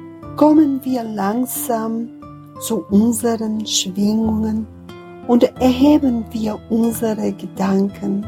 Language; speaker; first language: German; non-native, fluent; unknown